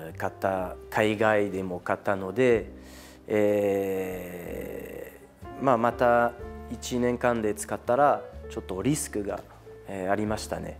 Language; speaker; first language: Japanese; non-native, fluent; French